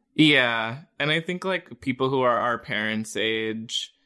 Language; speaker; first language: English; native; English